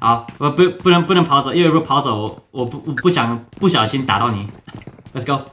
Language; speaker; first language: Chinese; early bilingual, heritage; Chinese